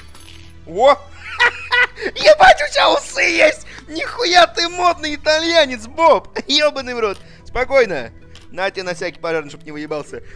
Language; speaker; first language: Russian; native; Russian